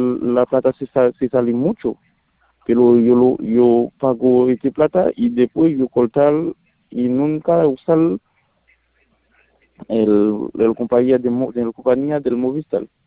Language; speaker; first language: Spanish; non-native, learner; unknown